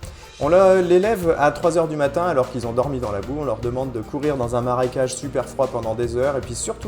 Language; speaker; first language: French; native; French